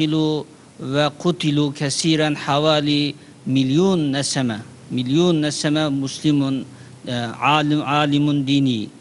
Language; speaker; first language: Arabic; non-native, learner; Uyghur